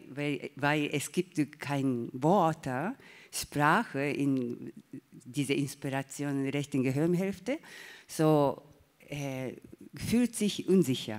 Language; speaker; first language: German; non-native, learner; Japanese